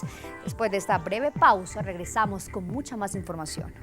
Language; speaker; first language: Spanish; native; Spanish